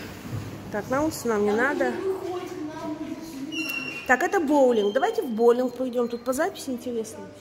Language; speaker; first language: Russian; native; Russian